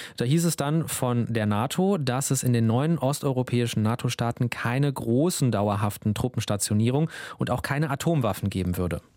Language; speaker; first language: German; native; German